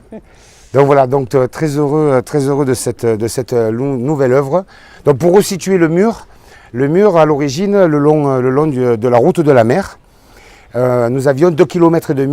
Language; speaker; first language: French; native; French